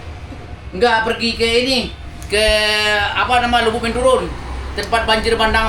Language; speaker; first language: Indonesian; native; Indonesian